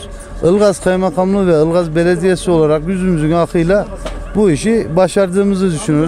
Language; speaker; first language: Turkish; native; Turkish